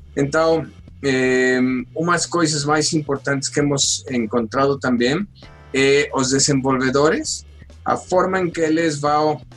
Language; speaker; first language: Spanish; native; Spanish